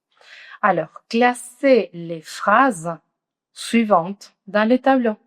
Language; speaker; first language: French; non-native, fluent; Spanish